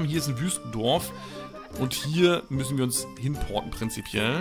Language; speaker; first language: German; native; German